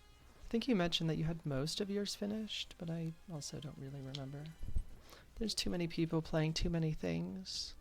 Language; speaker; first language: English; native; English